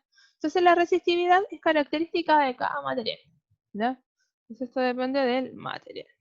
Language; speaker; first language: Spanish; native; Spanish